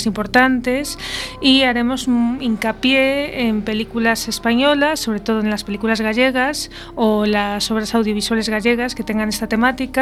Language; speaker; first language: Spanish; native; Spanish